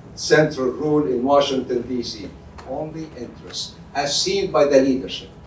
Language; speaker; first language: English; non-native, fluent; Arabic